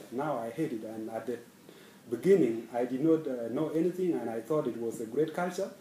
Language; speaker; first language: English; non-native, fluent; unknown